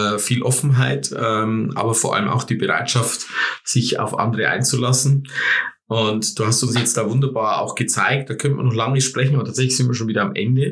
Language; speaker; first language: German; native; German